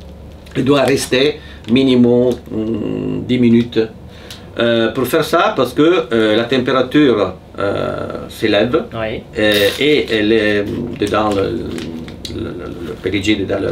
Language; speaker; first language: French; non-native, fluent; Italian